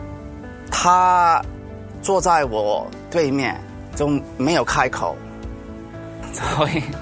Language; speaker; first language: Chinese; early bilingual, heritage; Chinese